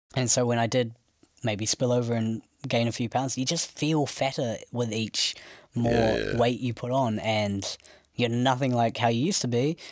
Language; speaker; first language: English; native; English